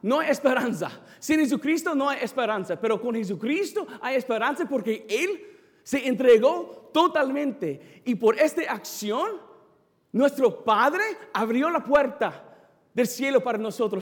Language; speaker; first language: Spanish; non-native, fluent; English